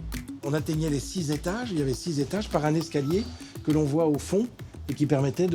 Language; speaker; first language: French; native; French